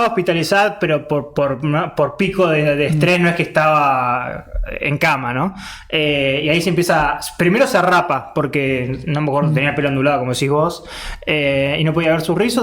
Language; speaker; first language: Spanish; native; Spanish